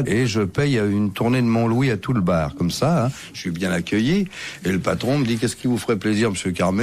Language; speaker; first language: French; native; French